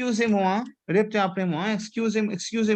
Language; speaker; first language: French; non-native, fluent; Hindi